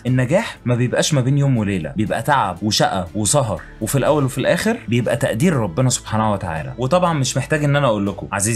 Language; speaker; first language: Arabic; native; Arabic